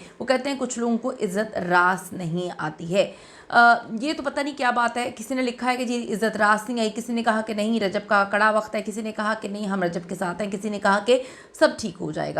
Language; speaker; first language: Urdu; native; Urdu